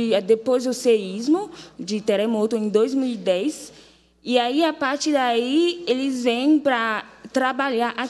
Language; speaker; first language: Portuguese; non-native, fluent; Haitian Creole